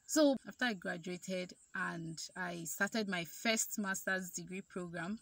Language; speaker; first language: English; non-native, local second language; Igbo